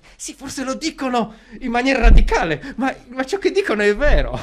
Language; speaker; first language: Italian; non-native, fluent; Polish